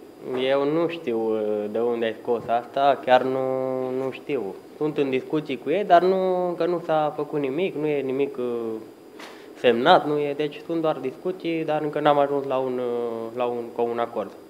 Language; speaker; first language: Romanian; early bilingual, heritage; Romanian